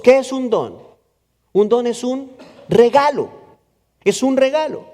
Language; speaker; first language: Spanish; native; Spanish